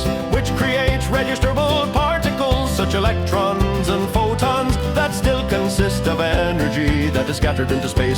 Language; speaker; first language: English; non-native, fluent; Finnish